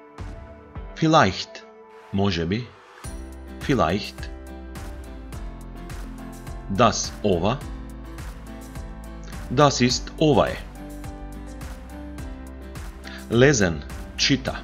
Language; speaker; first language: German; non-native, fluent; Macedonian